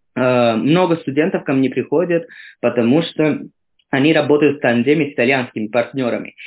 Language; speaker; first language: Russian; non-native, fluent; Italian